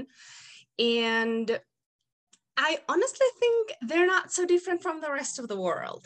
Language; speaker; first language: English; non-native, fluent; Spanish